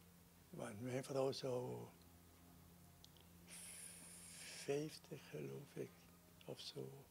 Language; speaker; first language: Dutch; non-native, local second language; Sranan Tongo